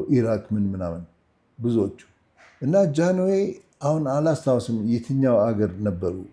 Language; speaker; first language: Amharic; non-native, local second language; Armenian